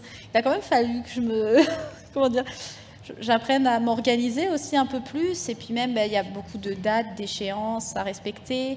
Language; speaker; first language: French; native; French